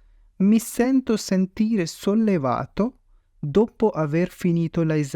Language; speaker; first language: Italian; non-native, fluent; Urdu